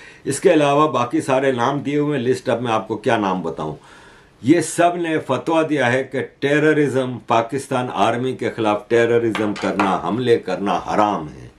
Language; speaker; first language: Urdu; native; Urdu